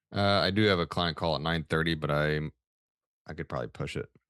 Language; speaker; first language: English; native; English